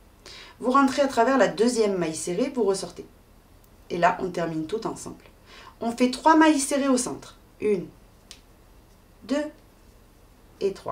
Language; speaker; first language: French; native; French